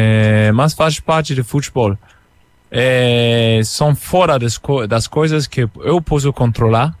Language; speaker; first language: Portuguese; non-native, fluent; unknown